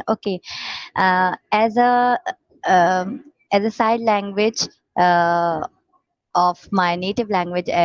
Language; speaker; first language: English; non-native, learner; Urdu